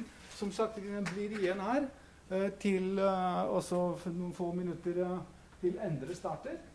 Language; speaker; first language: Norwegian; non-native, fluent; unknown